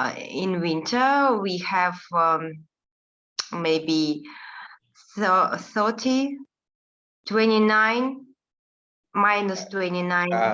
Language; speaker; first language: English; non-native, learner; Russian